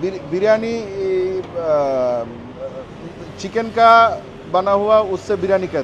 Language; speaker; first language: Hindi; non-native, fluent; Bangla